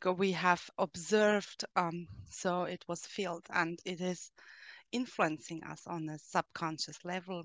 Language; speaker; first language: English; non-native, fluent; German